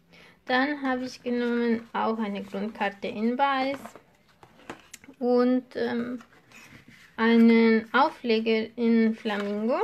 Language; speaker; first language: German; non-native, fluent; Spanish